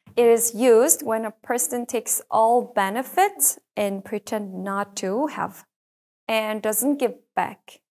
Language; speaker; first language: English; non-native, fluent; Korean